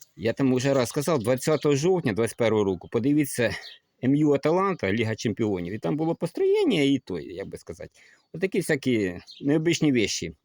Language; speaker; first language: Ukrainian; non-native, local second language; Russian